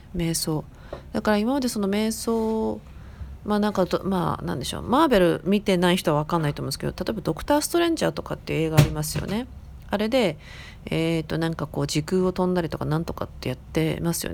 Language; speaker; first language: Japanese; native; Japanese